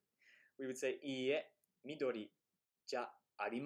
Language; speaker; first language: Japanese; non-native, fluent; English